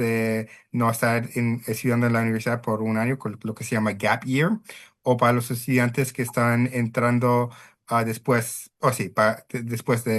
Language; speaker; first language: Spanish; early bilingual, heritage; Spanish